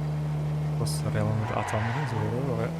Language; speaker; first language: Russian; non-native, learner; Kara-Kalpak